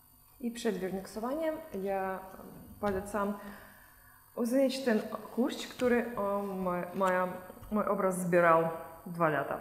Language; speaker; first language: Polish; non-native, learner; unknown